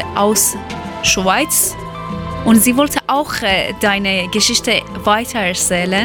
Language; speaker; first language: German; non-native, learner; Persian